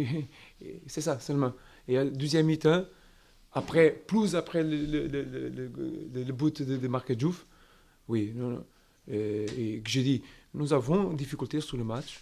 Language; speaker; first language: French; non-native, learner; Portuguese